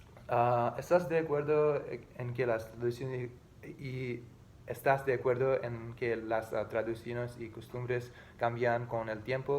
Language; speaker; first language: Spanish; non-native, learner; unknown